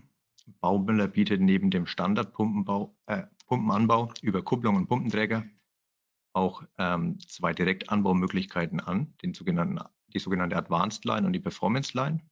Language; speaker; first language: German; native; German